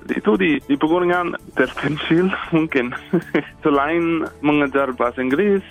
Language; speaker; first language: Indonesian; non-native, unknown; English